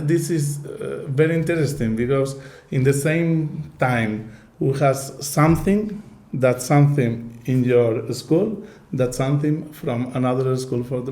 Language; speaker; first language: English; non-native, learner; Catalan